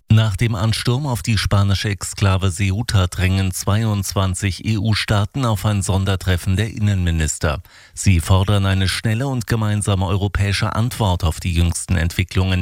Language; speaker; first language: German; native; German